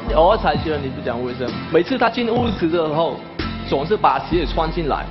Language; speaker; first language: Chinese; non-native, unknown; Khmer